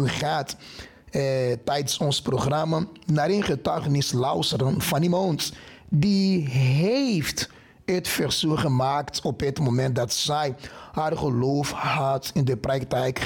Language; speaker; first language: Dutch; non-native, fluent; Portuguese